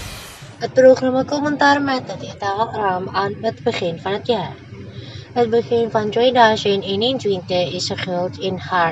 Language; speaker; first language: Dutch; non-native, fluent; Indonesian